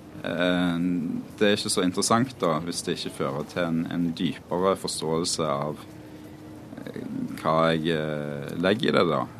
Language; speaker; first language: Norwegian; native; Norwegian